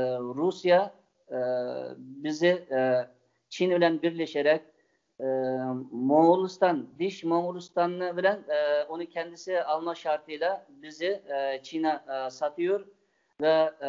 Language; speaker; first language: Turkish; non-native, fluent; Uyghur